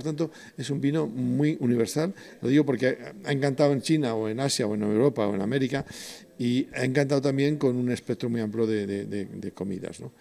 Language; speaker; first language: Spanish; native; Spanish